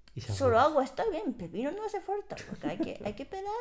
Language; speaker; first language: Spanish; non-native, fluent; Japanese